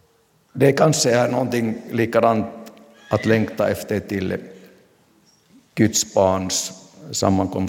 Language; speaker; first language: Swedish; non-native, local second language; Finnish